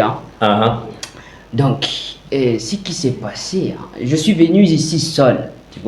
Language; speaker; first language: French; non-native, fluent; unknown